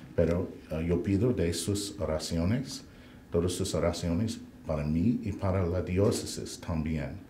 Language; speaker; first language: Spanish; non-native, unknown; English